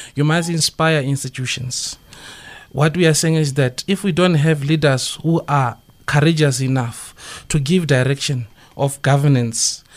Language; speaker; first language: English; non-native, local second language; Northern Sotho